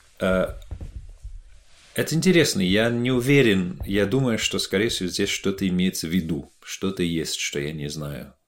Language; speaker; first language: Russian; non-native, fluent; English